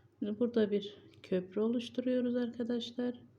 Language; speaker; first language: Turkish; native; Turkish